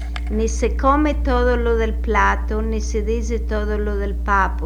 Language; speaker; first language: Spanish; native; Spanish